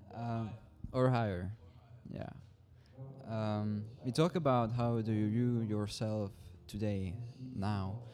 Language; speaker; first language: English; non-native, fluent; Czech